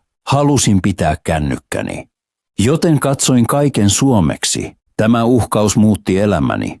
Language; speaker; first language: Finnish; non-native, fluent; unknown